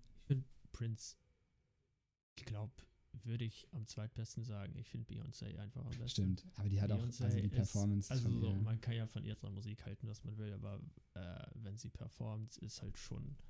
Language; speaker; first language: German; early bilingual, other home language; Dutch